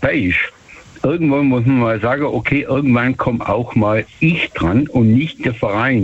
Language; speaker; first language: German; native; German